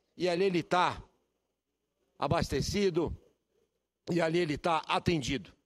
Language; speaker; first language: Portuguese; native; Portuguese